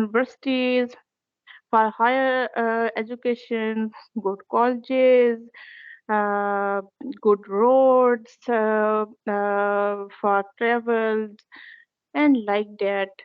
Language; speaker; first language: English; non-native, learner; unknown